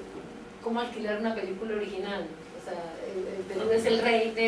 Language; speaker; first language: Spanish; native; Spanish